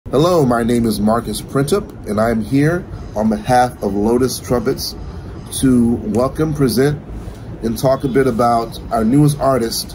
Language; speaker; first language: English; native; English